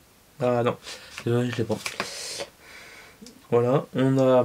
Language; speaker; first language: French; native; French